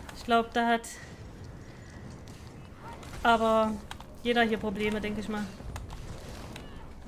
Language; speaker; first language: German; native; German